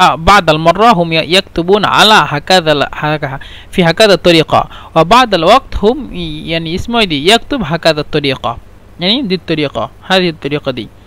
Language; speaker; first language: Egyptian Arabic; non-native, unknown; Bangla